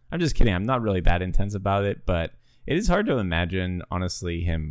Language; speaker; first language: English; native; English